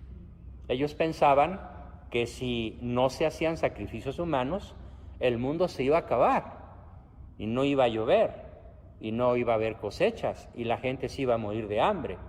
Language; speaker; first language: Spanish; native; Spanish